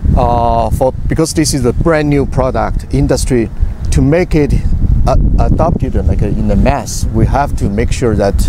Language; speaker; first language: English; non-native, fluent; Chinese